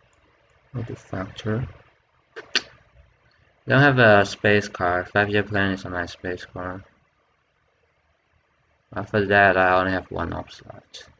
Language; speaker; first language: English; non-native, fluent; Chinese